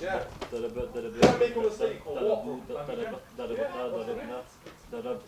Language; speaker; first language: Arabic; non-native, learner; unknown